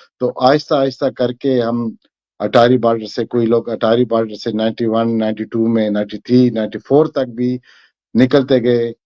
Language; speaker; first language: Hindi; non-native, fluent; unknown